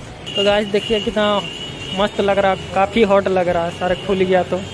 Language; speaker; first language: Hindi; native; Hindi